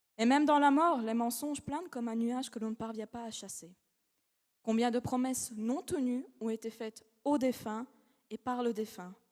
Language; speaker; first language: French; non-native, fluent; Russian